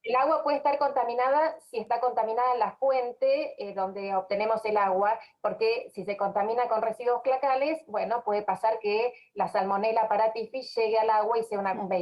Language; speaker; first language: Spanish; native; Spanish